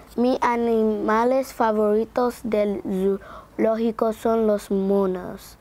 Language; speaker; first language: Spanish; non-native, learner; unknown